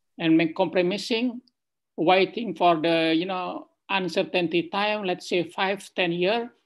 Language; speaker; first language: English; non-native, fluent; Indonesian